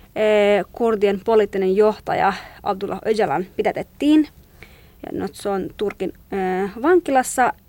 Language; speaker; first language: Finnish; non-native, fluent; Kurdish